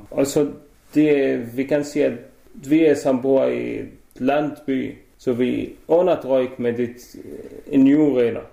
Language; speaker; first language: Danish; non-native, learner; Arabic